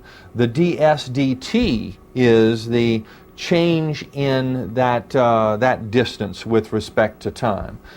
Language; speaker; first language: English; native; English